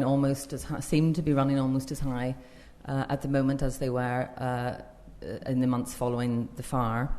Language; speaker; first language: English; native; English